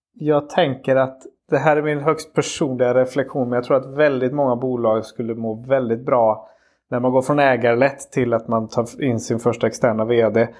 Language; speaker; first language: Swedish; native; Swedish